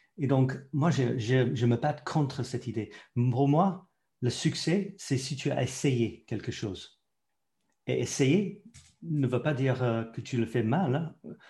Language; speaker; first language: French; non-native, fluent; English